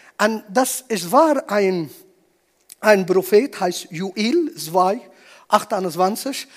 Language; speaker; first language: German; non-native, learner; Arabic